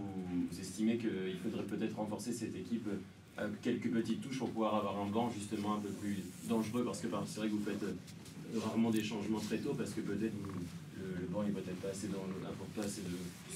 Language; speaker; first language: French; native; French